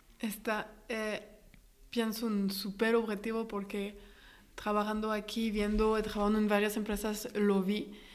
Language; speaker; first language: Spanish; non-native, fluent; French